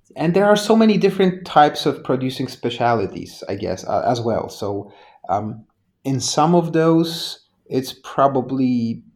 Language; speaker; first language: English; non-native, fluent; Polish